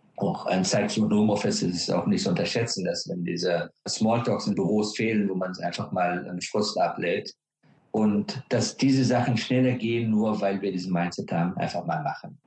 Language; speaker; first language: German; non-native, fluent; Persian